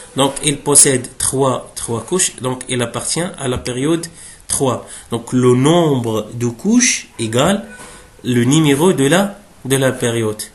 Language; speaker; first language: French; non-native, local second language; Arabic